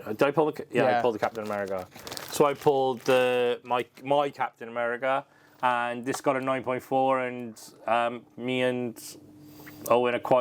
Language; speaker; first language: English; native; English